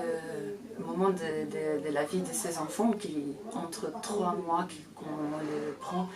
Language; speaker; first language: French; non-native, fluent; Portuguese